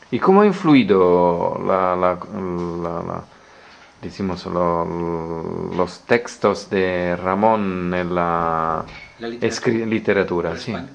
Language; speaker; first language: Spanish; non-native, learner; Italian